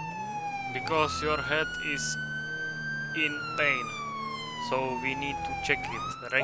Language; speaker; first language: English; non-native, learner; Czech